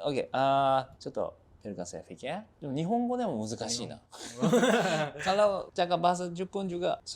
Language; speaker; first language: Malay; non-native, fluent; Japanese